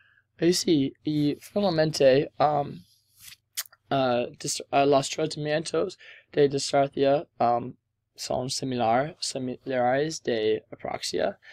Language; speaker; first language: Spanish; non-native, learner; English